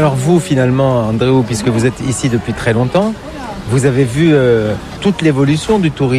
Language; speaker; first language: French; native; French